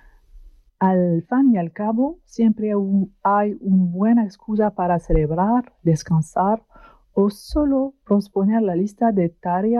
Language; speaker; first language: Spanish; non-native, fluent; French